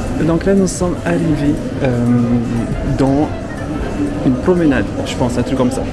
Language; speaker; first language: French; native; French